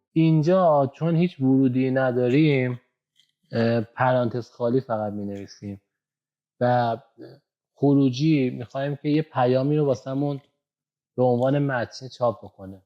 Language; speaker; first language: Persian; native; Persian